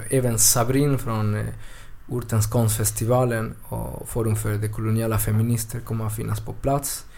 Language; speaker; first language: Swedish; early bilingual, other home language; Spanish